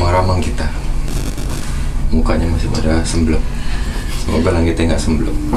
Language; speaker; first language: Indonesian; native; Indonesian